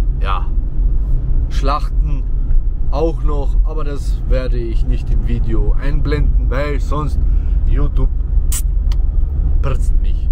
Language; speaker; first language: German; early bilingual, other home language; Albanian